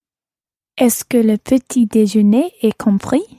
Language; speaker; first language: French; non-native, learner; English